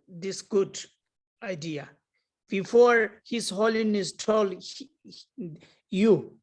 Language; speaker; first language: English; non-native, learner; Tibetan